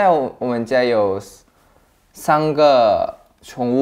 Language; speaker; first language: Chinese; non-native, learner; Thai